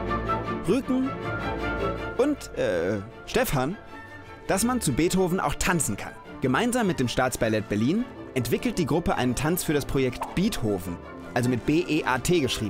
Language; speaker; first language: German; native; German